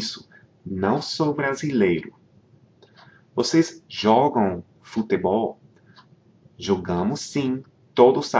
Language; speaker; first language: Portuguese; non-native, fluent; English